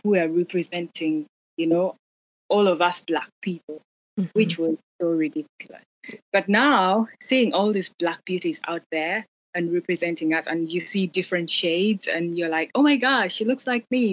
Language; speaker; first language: English; non-native, local second language; Acoli